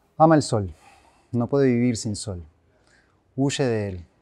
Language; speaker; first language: Spanish; native; Spanish